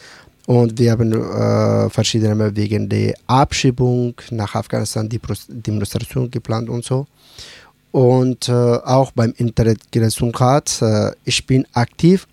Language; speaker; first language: German; non-native, learner; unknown